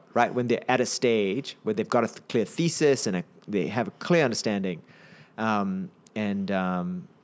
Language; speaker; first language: English; native; English